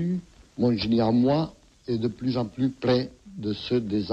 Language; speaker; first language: French; non-native, fluent; Catalan